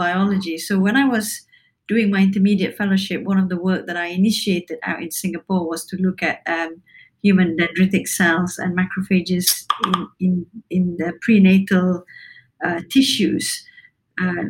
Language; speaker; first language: English; non-native, local second language; Malay